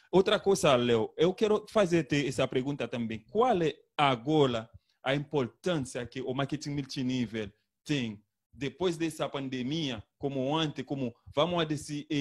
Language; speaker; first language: Portuguese; non-native, learner; Haitian Creole